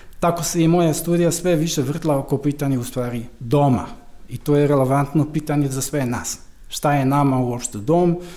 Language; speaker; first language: Croatian; non-native, fluent; Dutch